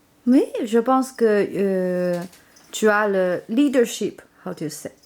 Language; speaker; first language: French; non-native, learner; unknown